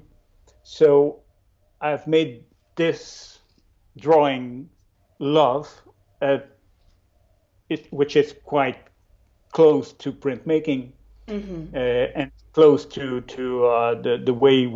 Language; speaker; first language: English; native; English